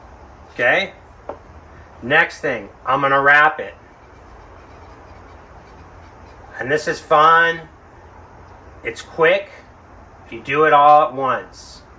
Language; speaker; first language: English; native; English